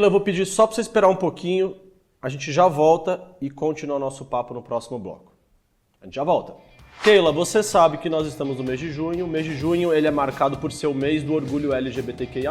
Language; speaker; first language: Portuguese; native; Portuguese